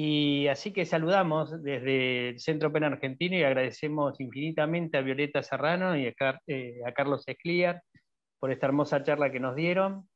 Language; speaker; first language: Spanish; native; Spanish